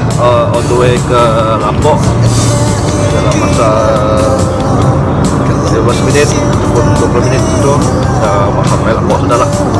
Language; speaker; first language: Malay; non-native, local second language; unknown